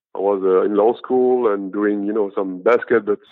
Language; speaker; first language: English; non-native, fluent; French